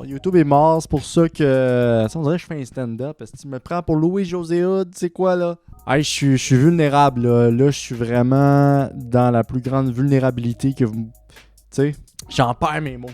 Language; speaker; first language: French; native; French